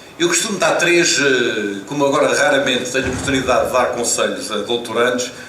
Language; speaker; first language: Portuguese; native; Portuguese